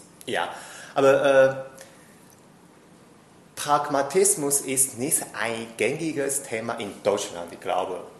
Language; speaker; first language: German; non-native, fluent; Chinese